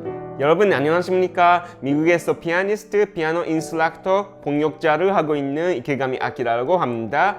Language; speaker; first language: Korean; non-native, fluent; Japanese